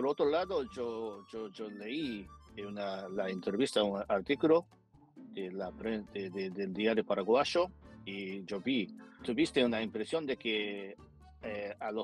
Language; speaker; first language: Spanish; non-native, fluent; Japanese